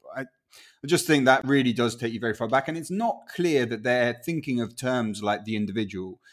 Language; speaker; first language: English; non-native, local second language; Spanish